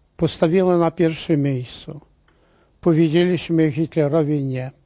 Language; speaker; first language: Polish; native; Polish